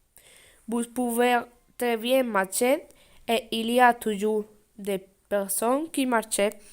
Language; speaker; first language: French; non-native, learner; Spanish